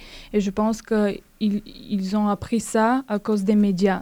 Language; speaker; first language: French; non-native, fluent; Bulgarian